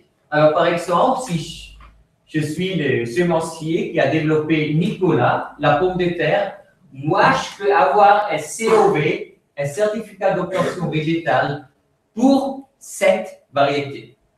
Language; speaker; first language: French; non-native, fluent; Swiss German